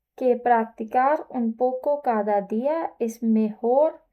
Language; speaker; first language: Spanish; non-native, learner; English